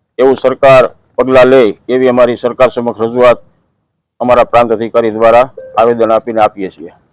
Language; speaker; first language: Gujarati; non-native, local second language; Sindhi